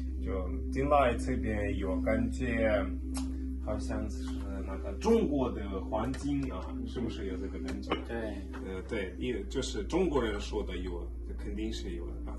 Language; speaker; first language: Chinese; non-native, learner; Ukrainian